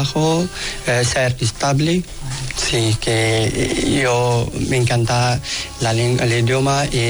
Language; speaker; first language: Spanish; non-native, learner; Arabic